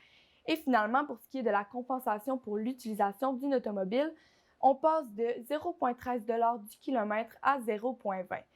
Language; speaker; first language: French; native; French